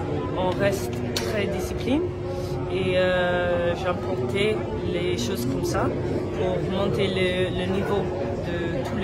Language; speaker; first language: French; non-native, local second language; Haitian Creole